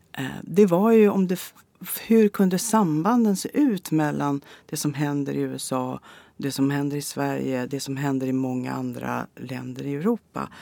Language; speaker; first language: Swedish; native; Swedish